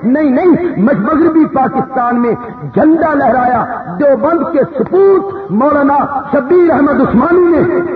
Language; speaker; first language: Urdu; non-native, local second language; Punjabi